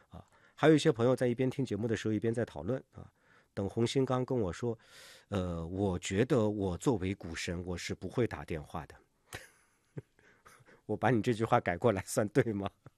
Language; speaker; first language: Chinese; native; Chinese